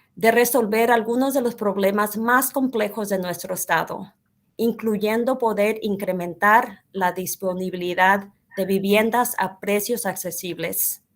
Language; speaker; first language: Spanish; early bilingual, heritage; Spanish